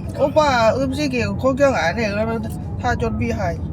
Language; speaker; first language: Korean; non-native, learner; Lao